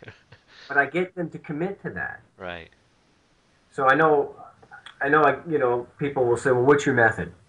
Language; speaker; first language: English; native; English